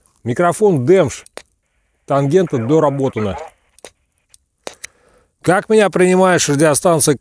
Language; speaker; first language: Russian; native; Russian